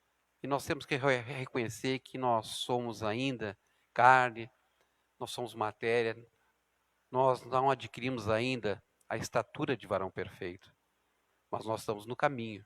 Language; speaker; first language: Portuguese; native; Portuguese